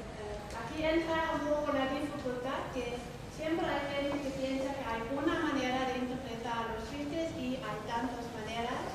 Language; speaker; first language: Spanish; non-native, fluent; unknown